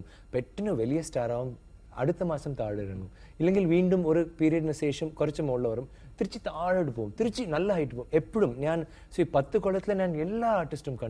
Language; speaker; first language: Malayalam; non-native, learner; Tamil